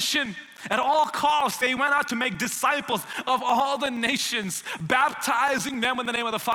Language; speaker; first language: English; non-native, local second language; Malayalam